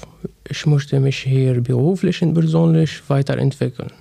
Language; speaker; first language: German; non-native, fluent; Arabic